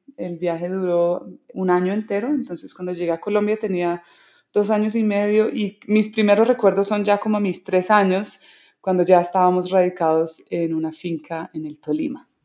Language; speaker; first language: Spanish; early bilingual, other home language; English